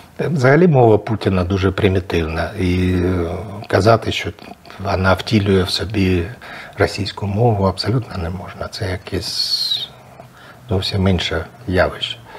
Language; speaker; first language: Ukrainian; non-native, local second language; Russian